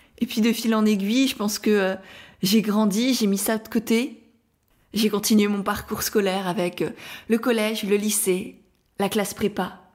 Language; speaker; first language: French; native; French